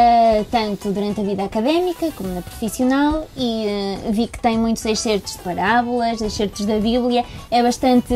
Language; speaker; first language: Portuguese; native; Portuguese